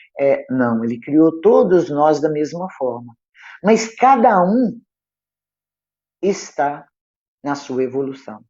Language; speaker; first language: Portuguese; native; Portuguese